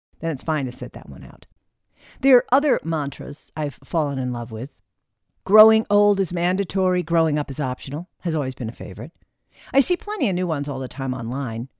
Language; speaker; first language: English; native; English